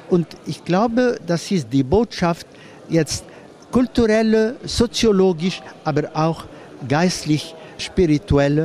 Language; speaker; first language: German; non-native, fluent; Arabic